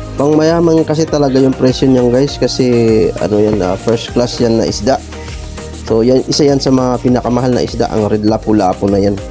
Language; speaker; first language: Filipino; non-native, local second language; Cebuano